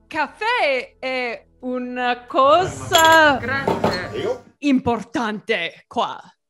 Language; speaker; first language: Italian; non-native, learner; English